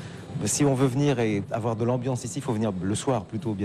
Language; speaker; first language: French; native; French